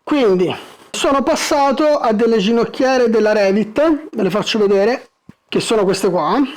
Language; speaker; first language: Italian; native; Italian